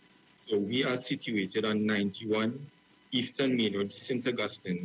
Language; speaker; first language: English; native; English